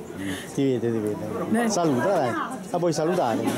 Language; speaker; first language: Italian; native; Italian